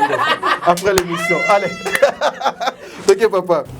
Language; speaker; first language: French; non-native, local second language; Lingala